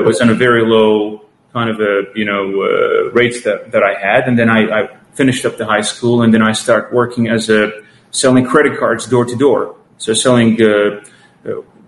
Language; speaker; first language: English; non-native, fluent; Arabic